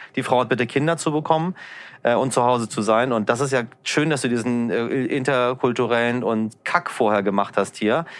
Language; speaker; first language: German; early bilingual, other home language; Persian